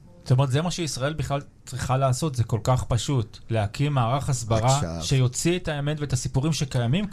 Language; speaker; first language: Hebrew; native; Hebrew